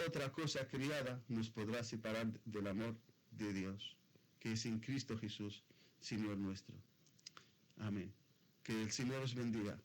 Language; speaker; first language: Spanish; non-native, fluent; Arabic